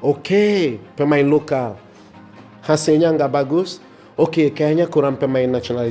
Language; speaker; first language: Indonesian; non-native, fluent; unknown